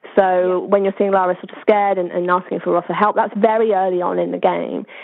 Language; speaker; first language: English; native; English